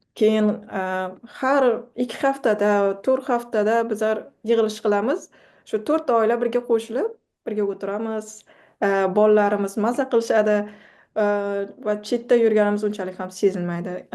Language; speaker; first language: Uzbek; non-native, local second language; Kara-Kalpak